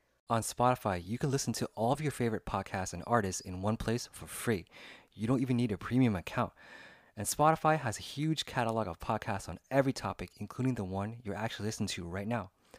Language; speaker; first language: English; early bilingual, other home language; Vietnamese